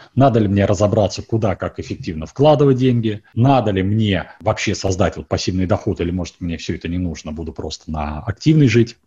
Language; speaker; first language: Russian; native; Russian